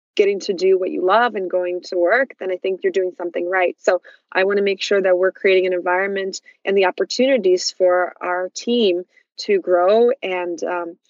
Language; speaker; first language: English; early bilingual, other home language; Russian